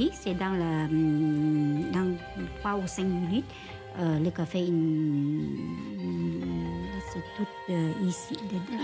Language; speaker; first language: French; non-native, learner; Vietnamese